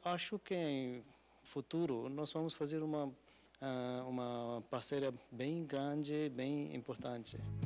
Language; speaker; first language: Portuguese; non-native, learner; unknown